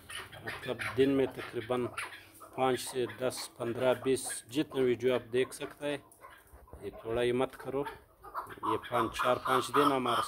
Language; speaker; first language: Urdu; non-native, local second language; Pashto